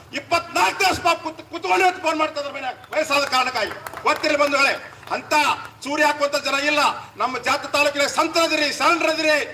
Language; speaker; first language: Kannada; native; Kannada